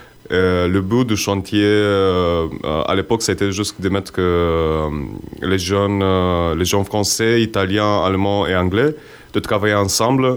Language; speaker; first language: French; non-native, fluent; Romanian